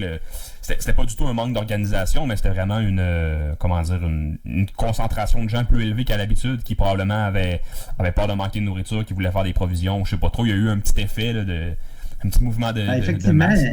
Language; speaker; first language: French; native; French